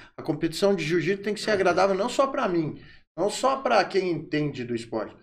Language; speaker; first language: Portuguese; native; Portuguese